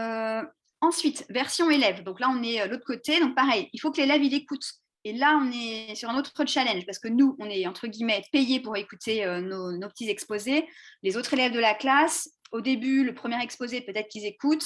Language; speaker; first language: French; native; French